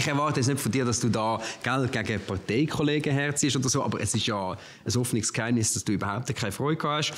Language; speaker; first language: German; native; German